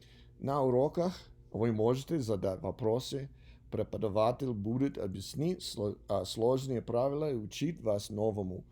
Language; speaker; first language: Russian; non-native, learner; English